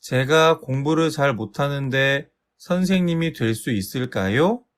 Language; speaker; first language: Korean; native; Korean